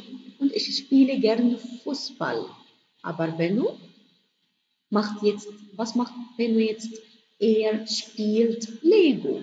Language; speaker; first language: German; non-native, fluent; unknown